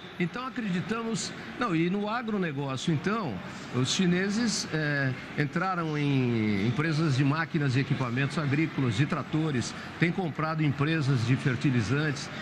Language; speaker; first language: Portuguese; native; Portuguese